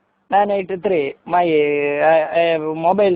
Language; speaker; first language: Hindi; non-native, learner; Malayalam